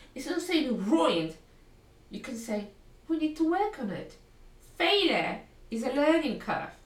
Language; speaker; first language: English; non-native, fluent; Polish